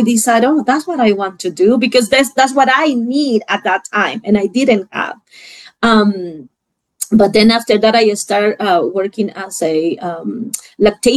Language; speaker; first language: English; non-native, fluent; Spanish